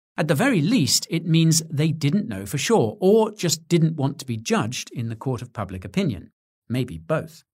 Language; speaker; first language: English; native; English